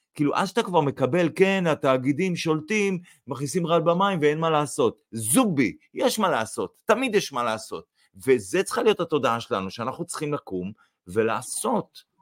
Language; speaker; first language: Hebrew; non-native, fluent; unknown